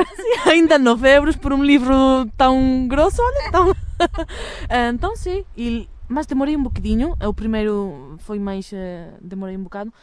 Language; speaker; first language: Portuguese; non-native, fluent; Catalan